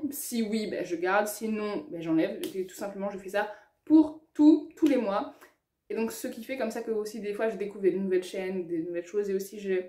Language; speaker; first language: French; native; French